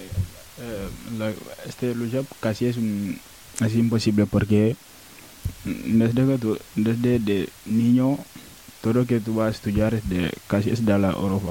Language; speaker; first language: Spanish; non-native, learner; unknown